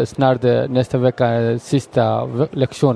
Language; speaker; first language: Swedish; non-native, learner; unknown